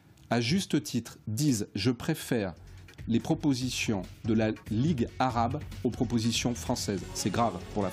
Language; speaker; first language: French; native; French